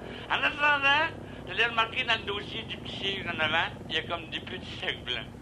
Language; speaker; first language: French; native; French